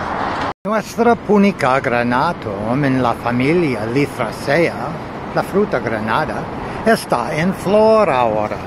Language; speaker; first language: Spanish; non-native, learner; English